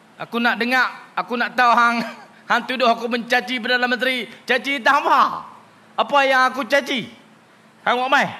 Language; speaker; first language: Malay; native; Malay